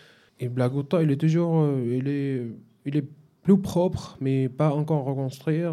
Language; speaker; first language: French; non-native, fluent; Arabic